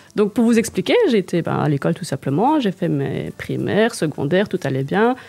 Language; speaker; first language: French; native; French